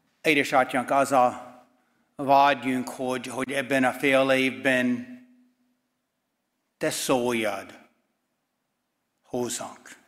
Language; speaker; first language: Hungarian; non-native, fluent; English